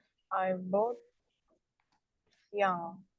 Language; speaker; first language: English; non-native, learner; Indonesian